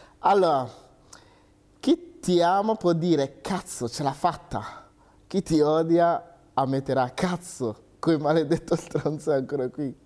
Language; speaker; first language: Italian; early bilingual, other home language; Akan